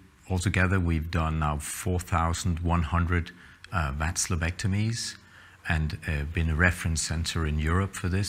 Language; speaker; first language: English; non-native, fluent; Danish